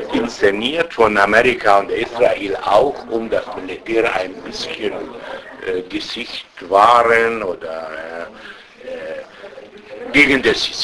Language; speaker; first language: German; non-native, fluent; Arabic